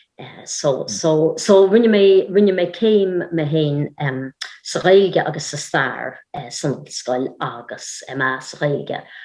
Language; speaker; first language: Irish; native; Irish